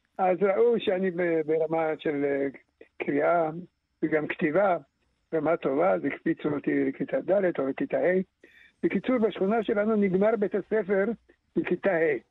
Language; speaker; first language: Hebrew; early bilingual, other home language; Arabic